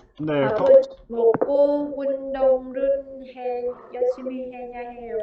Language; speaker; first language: Korean; non-native, learner; Vietnamese